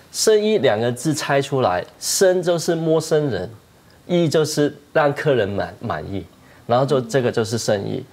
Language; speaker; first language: Chinese; non-native, fluent; Cantonese